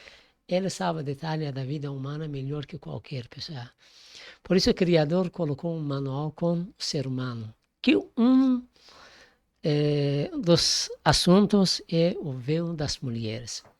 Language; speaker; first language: Portuguese; non-native, fluent; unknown